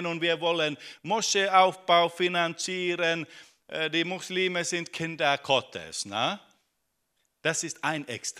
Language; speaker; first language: German; non-native, fluent; Finnish